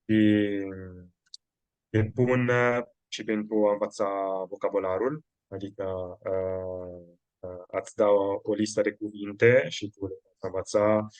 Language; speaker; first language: Romanian; non-native, fluent; Italian